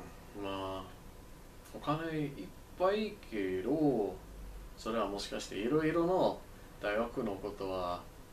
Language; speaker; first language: Japanese; non-native, learner; English